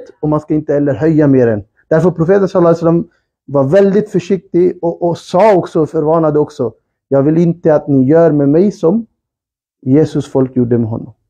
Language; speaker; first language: Swedish; early bilingual, other home language; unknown